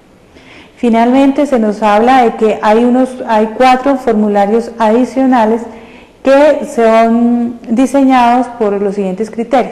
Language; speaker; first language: Spanish; native; Spanish